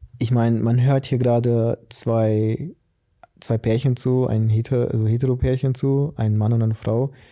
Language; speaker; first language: German; early bilingual, other home language; Portuguese